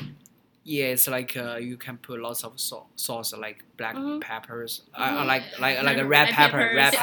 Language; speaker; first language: English; non-native, learner; Chinese